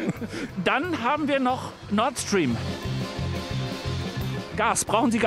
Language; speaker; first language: German; native; German